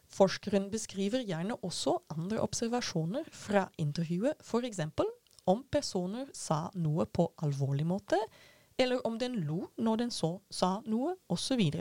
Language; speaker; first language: Norwegian; non-native, fluent; Dutch